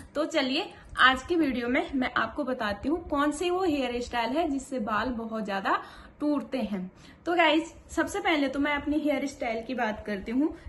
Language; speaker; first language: Hindi; native; Hindi